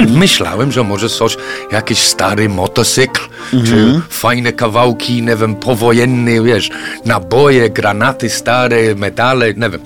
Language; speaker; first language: Polish; non-native, fluent; English